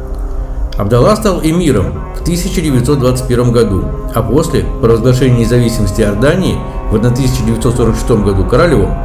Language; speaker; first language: Russian; native; Russian